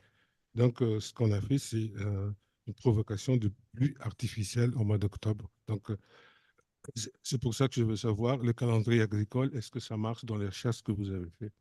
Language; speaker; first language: French; non-native, local second language; Malagasy